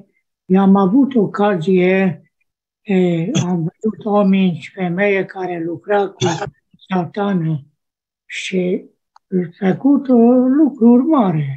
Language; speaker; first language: Romanian; non-native, local second language; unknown